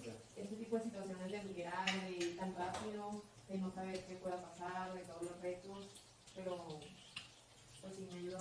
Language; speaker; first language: Spanish; early bilingual, heritage; Spanish